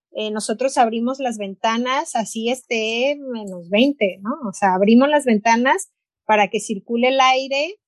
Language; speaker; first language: Spanish; native; Spanish